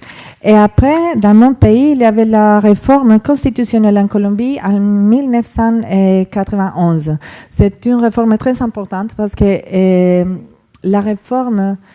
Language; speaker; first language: French; non-native, fluent; Spanish